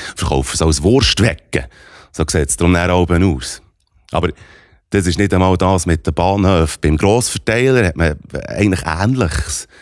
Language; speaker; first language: German; native; German